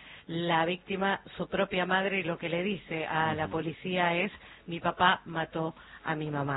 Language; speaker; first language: Spanish; native; Spanish